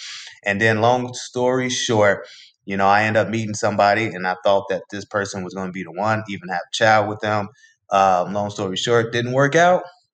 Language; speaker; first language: English; native; English